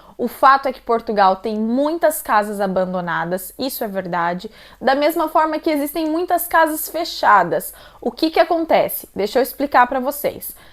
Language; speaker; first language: Portuguese; native; Portuguese